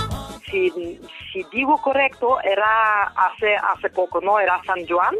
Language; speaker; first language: Spanish; non-native, fluent; Ukrainian